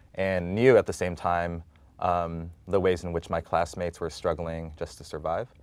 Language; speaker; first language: English; native; English